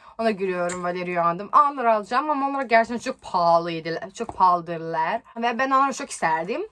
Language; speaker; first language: Turkish; non-native, learner; Serbian